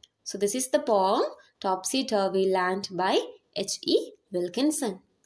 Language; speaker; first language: English; non-native, local second language; Malayalam